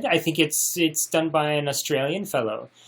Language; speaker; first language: English; native; English